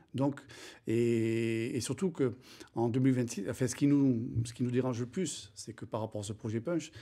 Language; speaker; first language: French; native; French